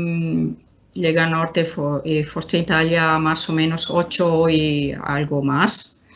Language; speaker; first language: Spanish; non-native, fluent; Italian